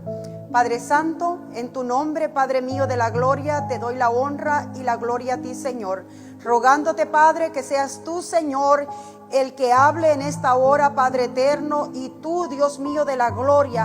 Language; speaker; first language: Spanish; native; Spanish